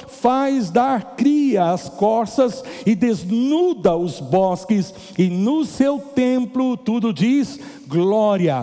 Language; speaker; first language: Portuguese; native; Portuguese